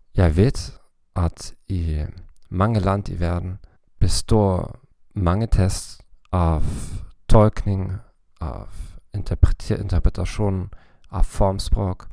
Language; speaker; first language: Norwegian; non-native, learner; German